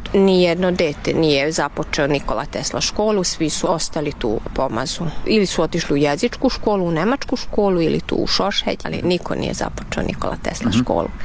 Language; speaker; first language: Serbian; non-native, local second language; Hungarian